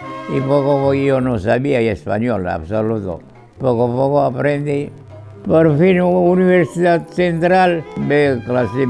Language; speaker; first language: Spanish; non-native, fluent; Georgian